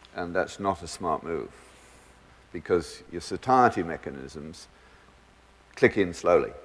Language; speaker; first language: English; native; English